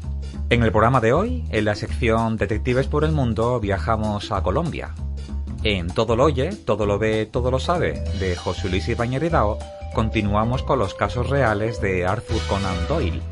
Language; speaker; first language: Spanish; native; Spanish